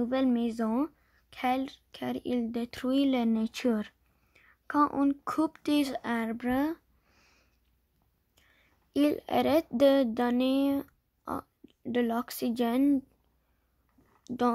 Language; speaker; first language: French; non-native, learner; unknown